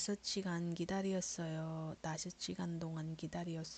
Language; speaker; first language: Korean; non-native, learner; Iloko